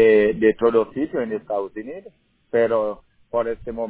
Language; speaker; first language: Spanish; non-native, learner; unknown